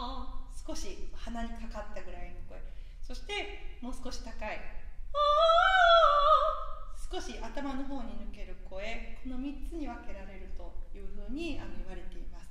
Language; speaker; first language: Japanese; native; Japanese